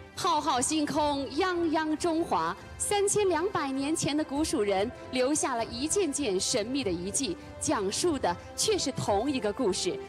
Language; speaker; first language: Chinese; native; Chinese